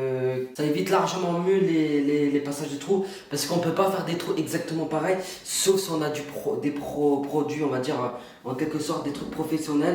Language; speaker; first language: French; native; French